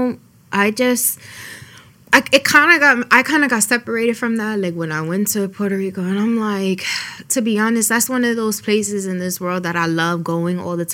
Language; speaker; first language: English; early bilingual, other home language; Spanish